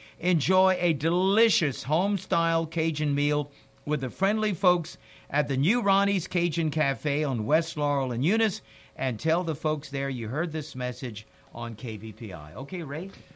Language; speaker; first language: English; native; English